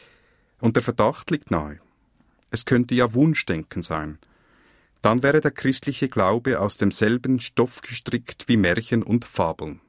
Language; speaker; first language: German; native; German